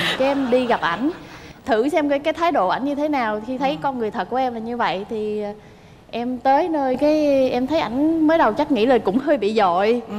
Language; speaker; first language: Vietnamese; native; Vietnamese